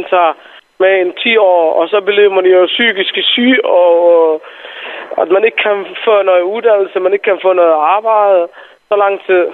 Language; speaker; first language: Danish; non-native, fluent; Somali